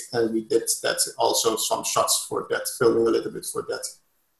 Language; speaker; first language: English; non-native, fluent; Papiamento